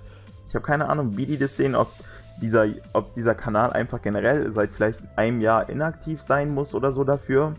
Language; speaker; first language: German; native; German